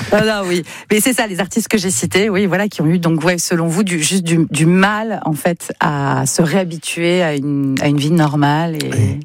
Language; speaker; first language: French; native; French